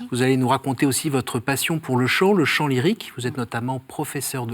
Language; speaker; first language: French; native; French